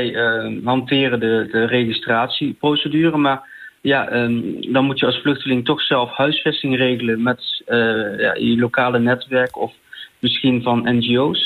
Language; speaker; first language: Dutch; native; Dutch